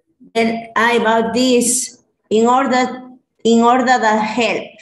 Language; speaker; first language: English; non-native, learner; Spanish